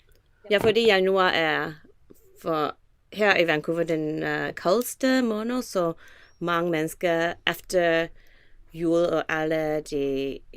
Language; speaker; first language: Danish; non-native, learner; English